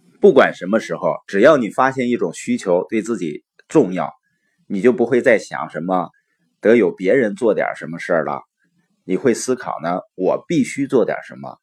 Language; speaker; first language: Chinese; native; Chinese